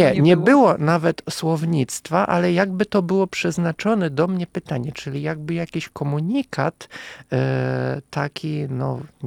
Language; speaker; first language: Polish; non-native, fluent; Russian